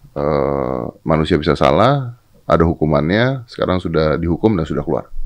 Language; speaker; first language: Indonesian; native; Indonesian